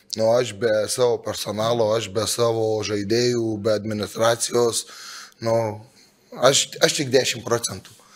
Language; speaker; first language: Lithuanian; native; Lithuanian